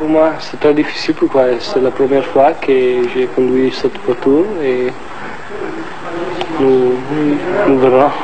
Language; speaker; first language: French; non-native, learner; Italian